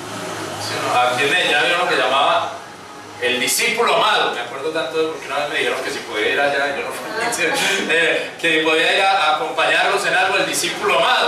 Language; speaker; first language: Spanish; native; Spanish